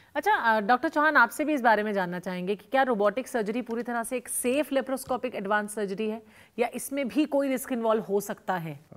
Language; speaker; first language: Hindi; native; Hindi